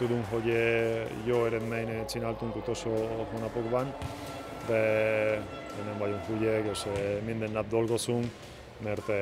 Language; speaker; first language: Hungarian; non-native, learner; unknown